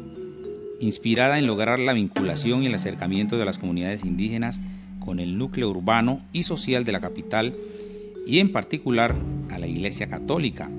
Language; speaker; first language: Spanish; native; Spanish